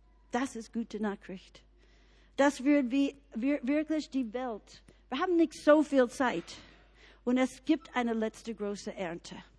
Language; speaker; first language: German; non-native, fluent; English